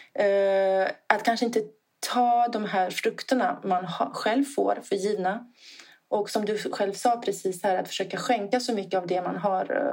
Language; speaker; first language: Swedish; non-native, fluent; Italian